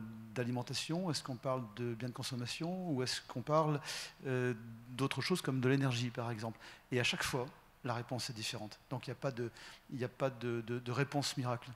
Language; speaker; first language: French; native; French